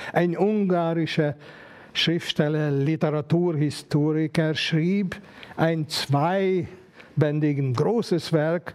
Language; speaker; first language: German; non-native, fluent; Hungarian